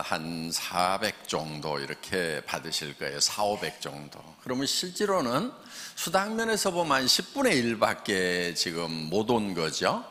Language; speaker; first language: Korean; native; Korean